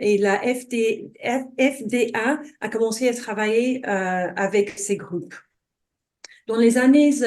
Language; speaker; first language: French; non-native, fluent; English